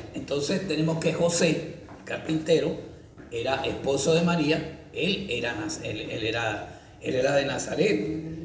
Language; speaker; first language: Spanish; native; Spanish